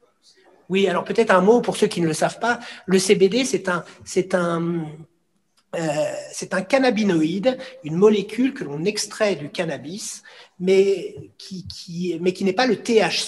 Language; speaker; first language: French; native; French